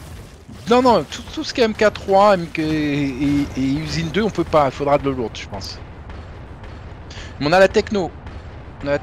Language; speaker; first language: French; native; French